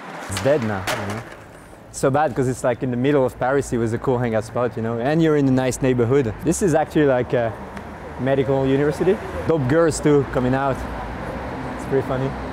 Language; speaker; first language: English; non-native, fluent; French